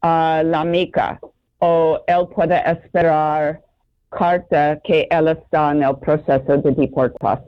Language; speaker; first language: Spanish; non-native, fluent; English